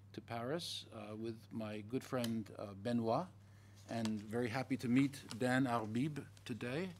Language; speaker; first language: English; native; English